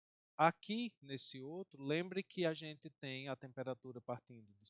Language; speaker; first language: Portuguese; native; Portuguese